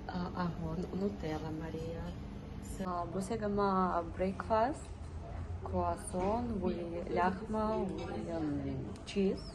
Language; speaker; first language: Arabic; non-native, learner; Russian